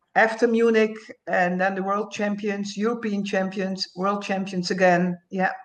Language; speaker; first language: English; non-native, learner; Dutch